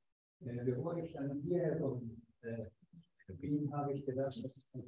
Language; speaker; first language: German; non-native, fluent; Japanese